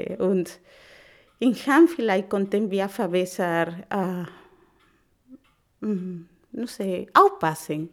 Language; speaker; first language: German; non-native, learner; Spanish